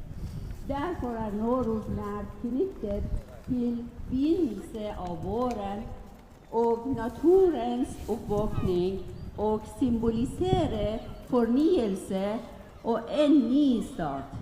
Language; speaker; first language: Norwegian; non-native, fluent; Persian